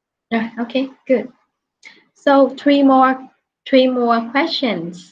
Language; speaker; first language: English; non-native, fluent; Vietnamese